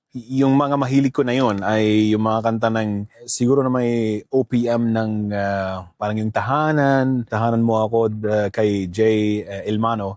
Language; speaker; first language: Filipino; early bilingual, heritage; Filipino